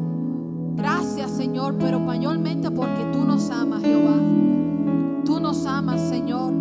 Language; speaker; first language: Spanish; native; Spanish